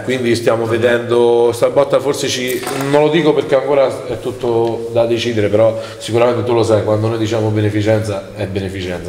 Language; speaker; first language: Italian; native; Italian